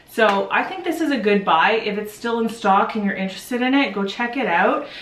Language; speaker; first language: English; native; English